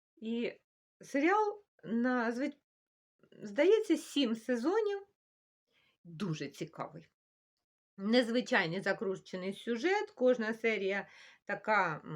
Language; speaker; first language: Ukrainian; non-native, local second language; Russian